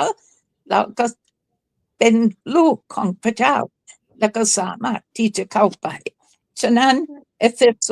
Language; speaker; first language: Thai; non-native, fluent; English